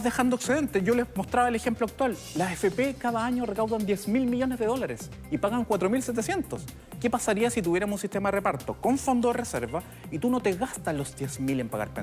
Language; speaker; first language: Spanish; native; Spanish